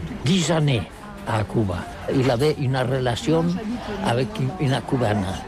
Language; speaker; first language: French; non-native, learner; Catalan